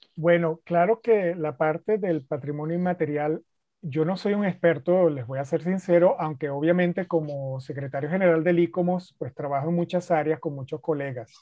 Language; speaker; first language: Spanish; native; Spanish